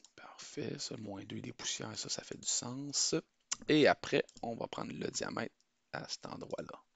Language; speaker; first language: French; native; French